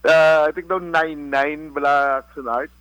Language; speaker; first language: English; non-native, local second language; Hiligaynon